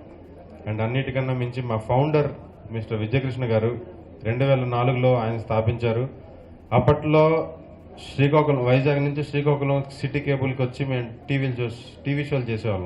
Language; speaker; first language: Telugu; native; Telugu